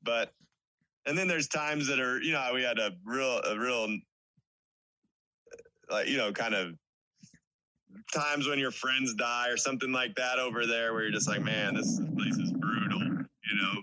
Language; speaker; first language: English; native; English